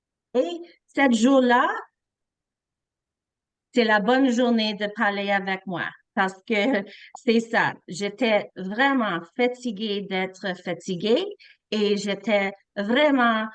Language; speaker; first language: French; non-native, local second language; English